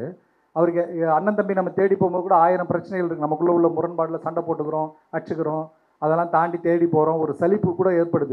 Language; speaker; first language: Tamil; native; Tamil